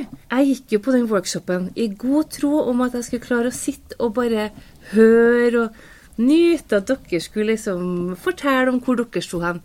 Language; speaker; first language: Norwegian; native; Norwegian